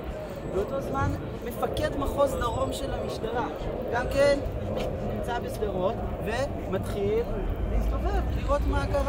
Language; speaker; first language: Hebrew; native; Hebrew